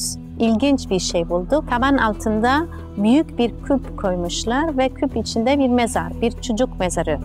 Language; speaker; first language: Turkish; non-native, fluent; Italian